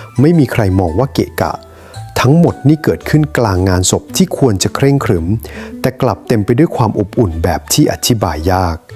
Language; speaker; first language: Thai; native; Thai